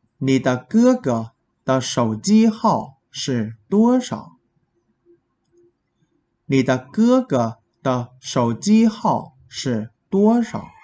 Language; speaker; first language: Chinese; non-native, fluent; Vietnamese